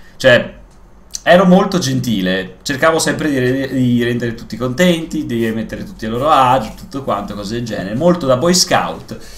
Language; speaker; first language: Italian; native; Italian